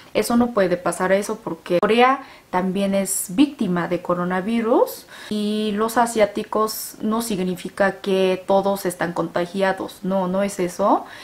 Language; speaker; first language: Spanish; non-native, fluent; Korean